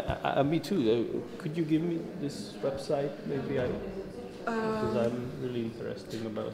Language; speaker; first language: English; non-native, fluent; Hungarian